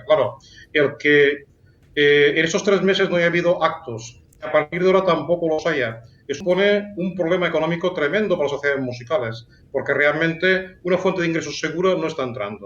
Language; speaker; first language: Spanish; native; Spanish